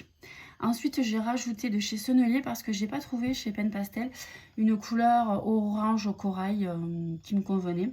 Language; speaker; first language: French; native; French